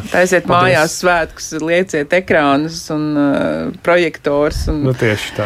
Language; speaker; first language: Latvian; native; Latvian